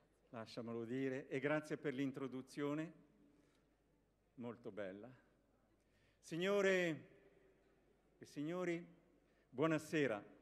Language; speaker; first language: Italian; native; Italian